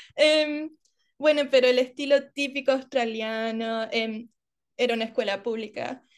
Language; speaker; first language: Spanish; early bilingual, heritage; Spanish